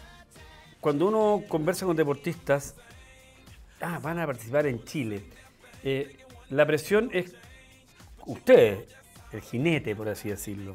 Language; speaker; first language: Spanish; native; Spanish